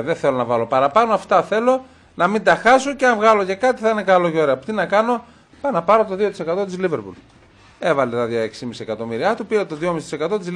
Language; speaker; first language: Greek; native; Greek